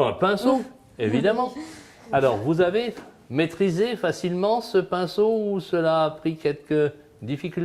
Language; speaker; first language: French; native; French